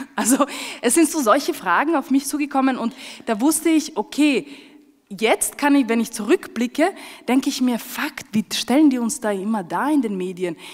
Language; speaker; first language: German; early bilingual, other home language; Romany